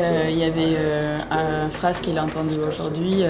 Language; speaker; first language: French; non-native, fluent; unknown